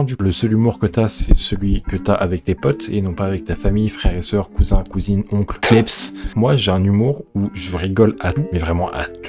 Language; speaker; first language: French; native; French